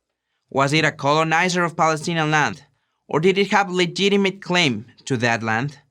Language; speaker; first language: English; non-native, fluent; Spanish